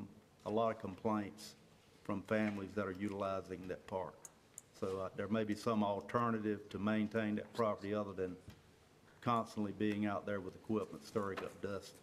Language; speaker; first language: English; native; English